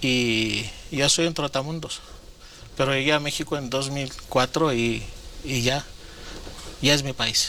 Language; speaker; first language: Spanish; non-native, fluent; Greek